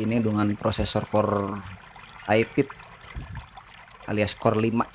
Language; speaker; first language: Indonesian; non-native, local second language; Sundanese